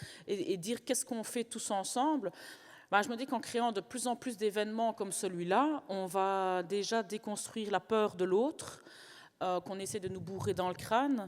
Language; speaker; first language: French; native; French